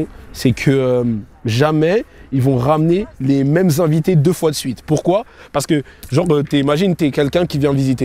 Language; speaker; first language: French; native; French